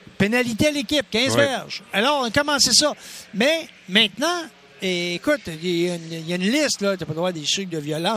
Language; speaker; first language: French; native; French